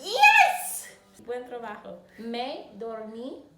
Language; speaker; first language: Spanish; non-native, learner; English